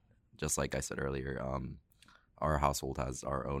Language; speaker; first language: English; native; English